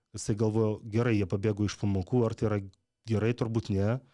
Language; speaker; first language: Lithuanian; native; Lithuanian